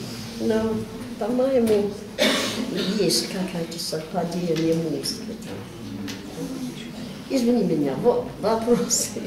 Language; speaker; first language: Russian; non-native, learner; English